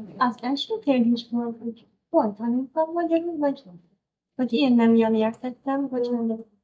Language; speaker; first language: Hungarian; non-native, learner; Persian